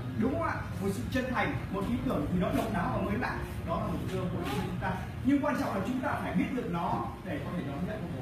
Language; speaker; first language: Vietnamese; native; Vietnamese